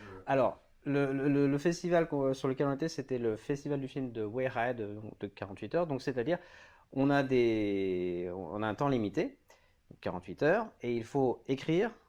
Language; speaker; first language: French; native; French